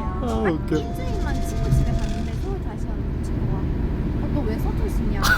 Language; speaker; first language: Korean; non-native, learner; Turkish